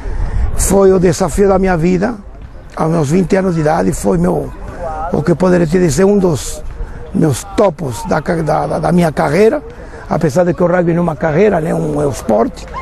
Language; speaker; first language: Portuguese; non-native, fluent; Spanish